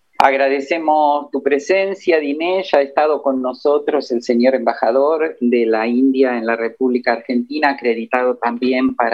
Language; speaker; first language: Spanish; native; Spanish